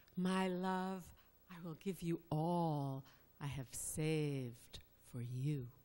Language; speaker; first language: English; native; English